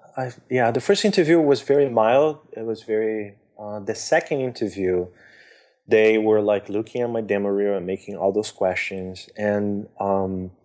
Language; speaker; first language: English; non-native, fluent; Portuguese